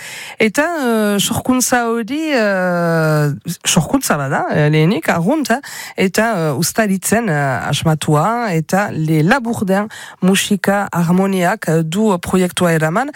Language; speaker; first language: Basque; native; Basque